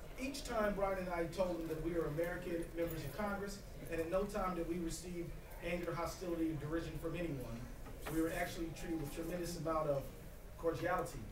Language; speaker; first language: English; native; English